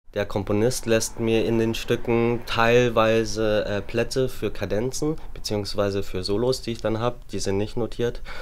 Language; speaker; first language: German; native; German